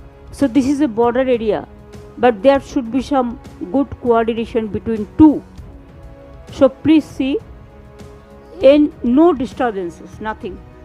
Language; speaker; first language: English; non-native, local second language; Bangla